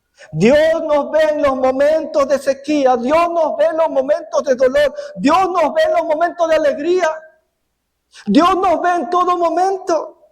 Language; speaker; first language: Spanish; native; Spanish